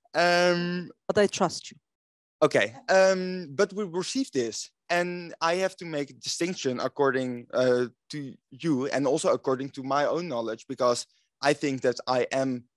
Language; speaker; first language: English; non-native, fluent; Dutch